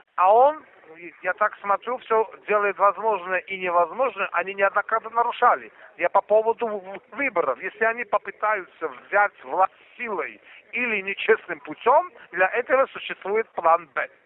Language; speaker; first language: Russian; non-native, local second language; Armenian